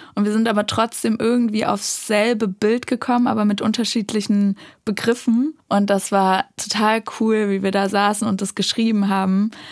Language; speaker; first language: German; native; German